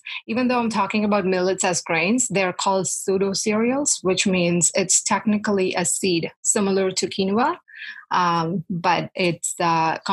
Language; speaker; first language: English; non-native, local second language; Tamil